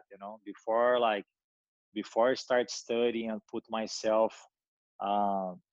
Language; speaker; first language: English; non-native, learner; Portuguese